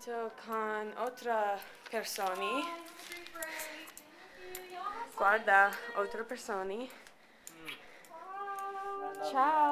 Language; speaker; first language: Italian; non-native, learner; English